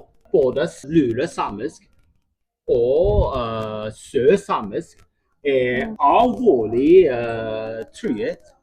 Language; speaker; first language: Norwegian; non-native, learner; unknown